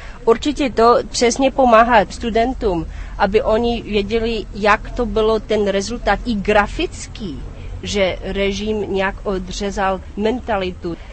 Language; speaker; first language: Czech; non-native, fluent; English